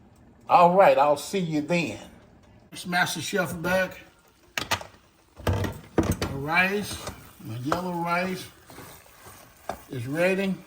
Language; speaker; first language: English; native; English